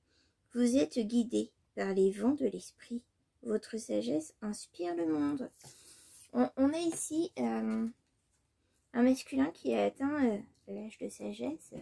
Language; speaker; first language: French; native; French